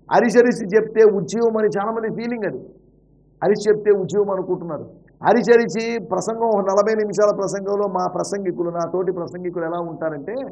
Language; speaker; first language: Telugu; native; Telugu